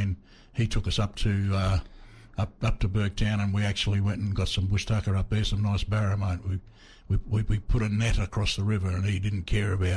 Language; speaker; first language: English; native; English